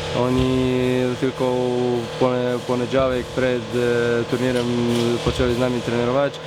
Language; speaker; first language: Polish; non-native, learner; Croatian